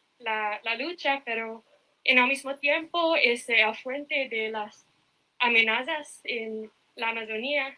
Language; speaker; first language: Spanish; non-native, fluent; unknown